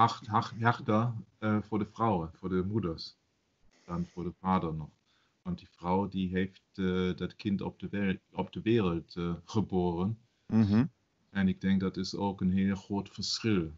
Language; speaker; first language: Dutch; non-native, learner; German